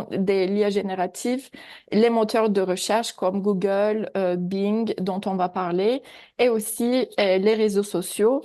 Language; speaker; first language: French; native; French